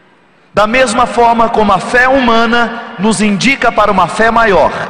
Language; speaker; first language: Portuguese; native; Portuguese